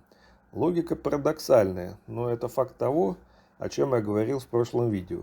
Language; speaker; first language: Russian; native; Russian